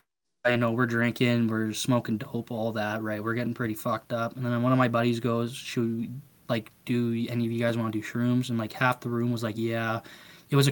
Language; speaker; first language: English; native; English